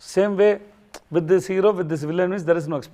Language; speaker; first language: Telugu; non-native, learner; Tamil